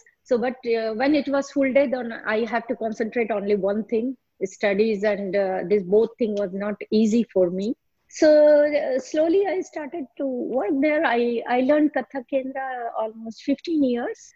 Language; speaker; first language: English; non-native, local second language; Hindi